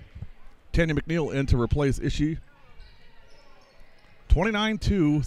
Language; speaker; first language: English; native; English